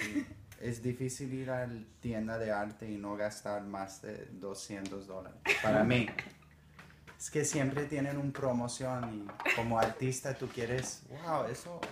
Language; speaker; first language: Spanish; early bilingual, heritage; Spanish